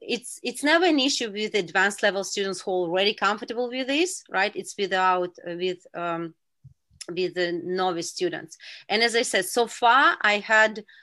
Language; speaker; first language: English; non-native, fluent; Uzbek